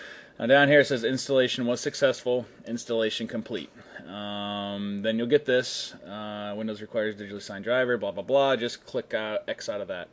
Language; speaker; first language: English; native; English